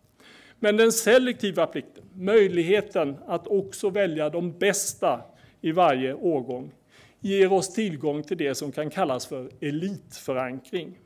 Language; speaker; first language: Swedish; native; Swedish